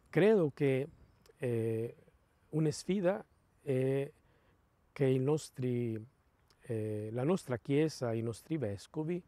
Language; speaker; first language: Italian; non-native, fluent; Spanish